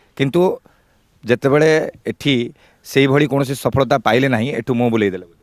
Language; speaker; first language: Odia; native; Odia